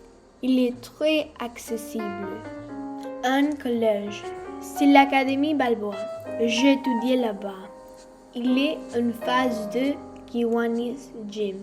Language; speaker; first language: French; non-native, learner; Spanish